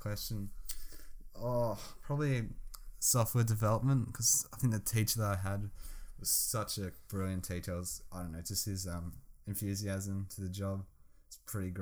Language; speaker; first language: English; native; English